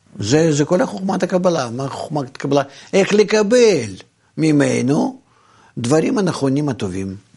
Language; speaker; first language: Hebrew; non-native, fluent; Russian